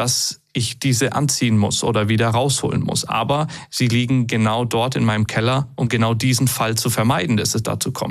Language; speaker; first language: German; native; German